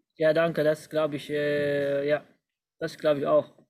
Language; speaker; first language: German; non-native, fluent; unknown